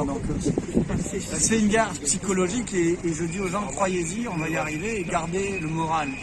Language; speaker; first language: French; native; French